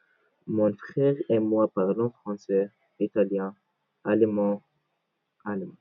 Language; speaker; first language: French; non-native, learner; Arabic